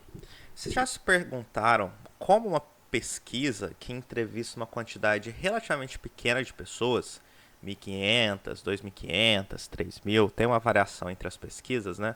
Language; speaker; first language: Portuguese; native; Portuguese